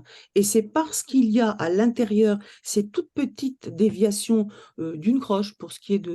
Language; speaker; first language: French; native; French